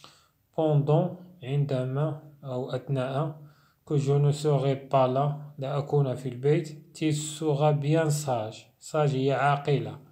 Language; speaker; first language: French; non-native, local second language; Arabic